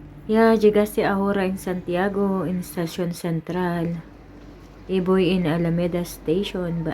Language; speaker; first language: Spanish; non-native, learner; Filipino